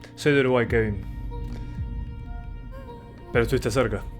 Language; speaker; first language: Spanish; native; Spanish